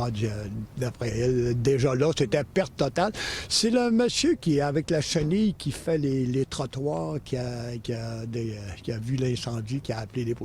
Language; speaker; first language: French; native; French